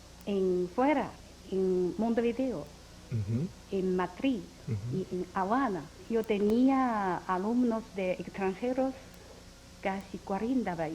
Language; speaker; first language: Spanish; non-native, learner; Chinese